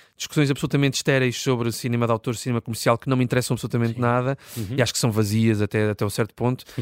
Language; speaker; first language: Portuguese; native; Portuguese